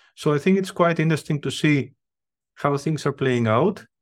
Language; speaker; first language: English; non-native, fluent; Greek